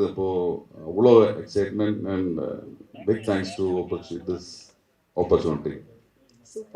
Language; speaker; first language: Tamil; non-native, learner; Malayalam